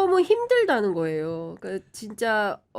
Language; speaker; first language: Korean; native; Korean